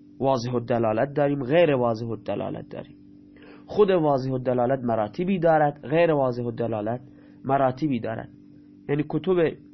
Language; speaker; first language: Persian; non-native, local second language; Baluchi